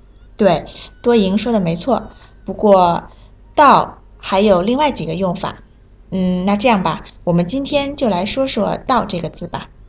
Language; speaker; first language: Chinese; native; Chinese